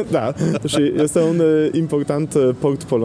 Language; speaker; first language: Romanian; non-native, fluent; Polish